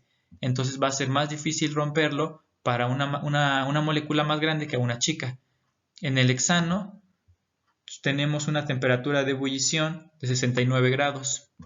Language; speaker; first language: Spanish; native; Spanish